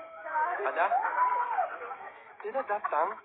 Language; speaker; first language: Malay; non-native, learner; Korean